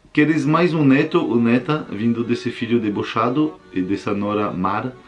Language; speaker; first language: Portuguese; non-native, fluent; French